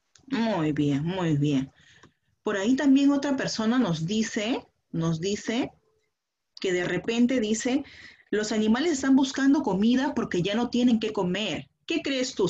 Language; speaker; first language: Spanish; native; Spanish